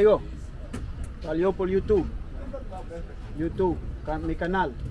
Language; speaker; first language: Portuguese; non-native, learner; English